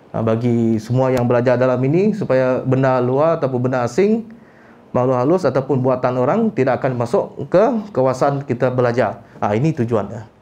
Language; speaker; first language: Malay; non-native, local second language; Iban